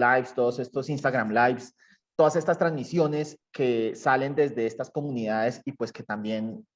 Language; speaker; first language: Spanish; native; Spanish